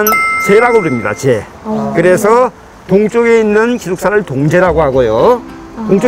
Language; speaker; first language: Korean; native; Korean